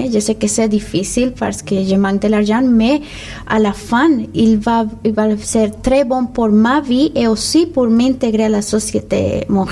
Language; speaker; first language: French; non-native, learner; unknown